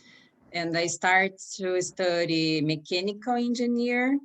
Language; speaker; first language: English; non-native, learner; Portuguese